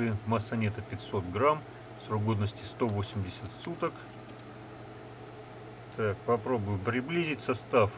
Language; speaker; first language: Russian; native; Russian